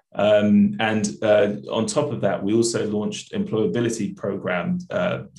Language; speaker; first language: English; native; English